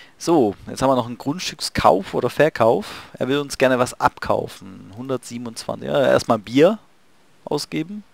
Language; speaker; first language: German; native; German